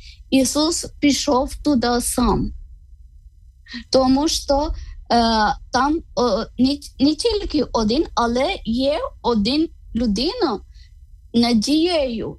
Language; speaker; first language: Ukrainian; non-native, learner; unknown